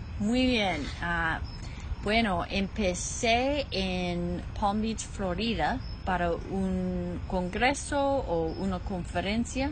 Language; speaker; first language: Spanish; non-native, fluent; English